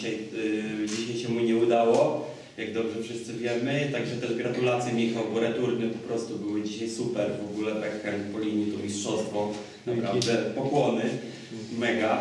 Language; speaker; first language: Polish; native; Polish